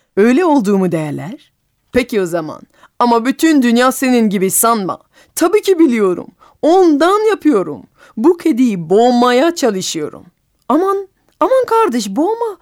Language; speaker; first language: Turkish; non-native, fluent; French